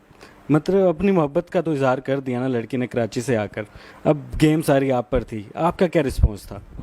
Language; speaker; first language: Urdu; native; Urdu